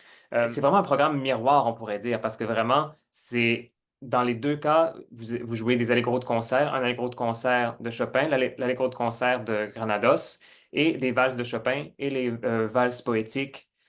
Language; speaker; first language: French; native; French